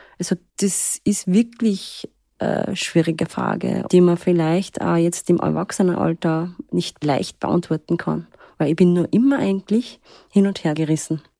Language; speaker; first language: German; early bilingual, other home language; Turkish